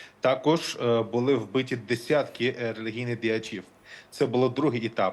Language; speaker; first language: Ukrainian; non-native, local second language; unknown